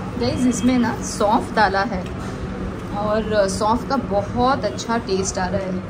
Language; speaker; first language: Hindi; native; Hindi